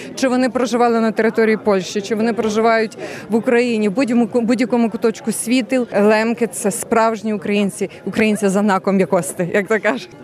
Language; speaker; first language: Ukrainian; native; Ukrainian